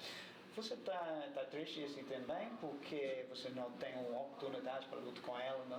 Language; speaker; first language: Portuguese; non-native, learner; English